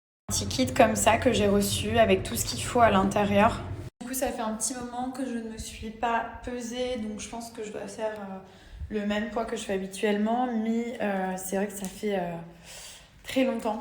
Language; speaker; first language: French; native; French